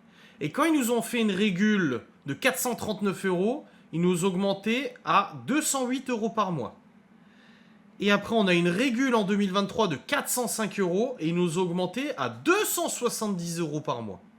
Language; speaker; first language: French; native; French